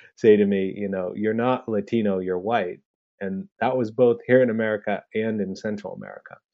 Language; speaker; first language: English; early bilingual, other home language; Spanish